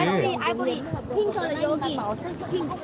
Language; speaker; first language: Korean; non-native, learner; Vietnamese